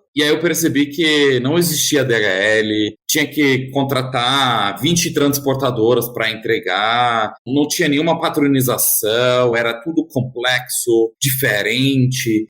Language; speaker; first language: Portuguese; non-native, fluent; German